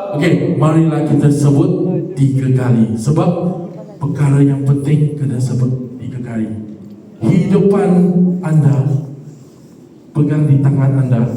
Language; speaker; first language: Malay; non-native, local second language; Chinese